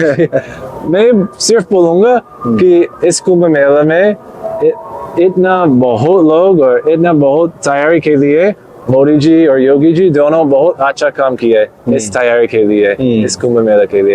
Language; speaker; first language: Hindi; non-native, learner; English